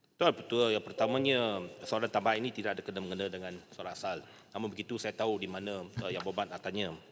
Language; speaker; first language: Malay; native; Malay